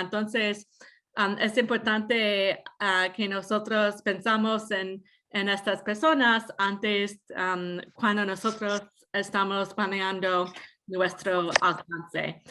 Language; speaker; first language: Spanish; non-native, fluent; English